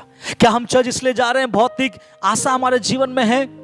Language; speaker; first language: Hindi; non-native, local second language; Bangla